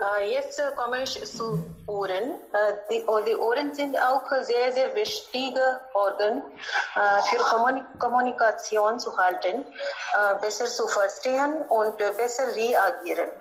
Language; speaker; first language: German; non-native, learner; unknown